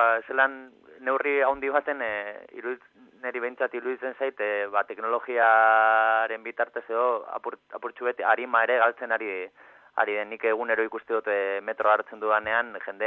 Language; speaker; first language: Basque; non-native, local second language; Spanish